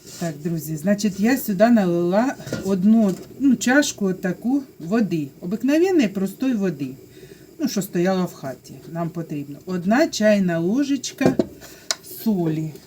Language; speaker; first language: Ukrainian; non-native, local second language; Russian